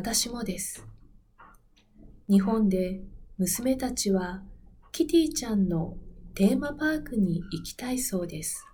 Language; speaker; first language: Japanese; non-native, learner; Spanish